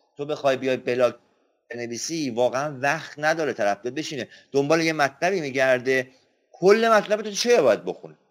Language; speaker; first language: Persian; non-native, local second language; Azerbaijani